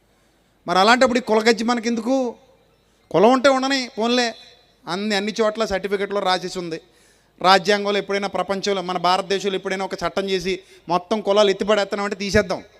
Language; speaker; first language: Telugu; native; Telugu